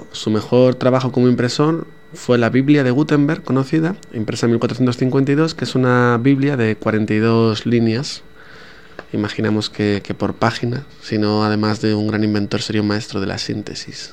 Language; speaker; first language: Spanish; native; Spanish